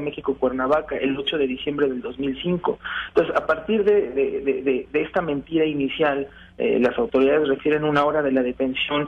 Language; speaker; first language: Spanish; native; Spanish